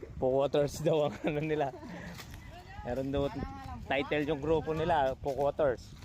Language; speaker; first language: Filipino; non-native, local second language; Pampanga